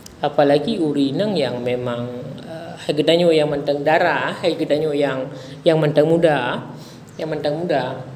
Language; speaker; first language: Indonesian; non-native, local second language; Achinese